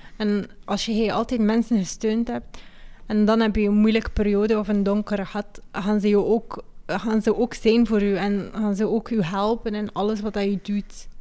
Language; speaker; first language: Dutch; early bilingual, other home language; Amharic